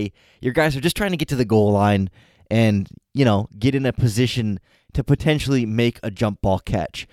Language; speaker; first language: English; native; English